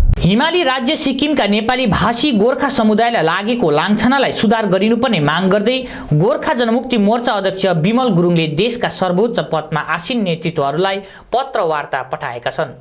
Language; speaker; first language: Nepali; native; Nepali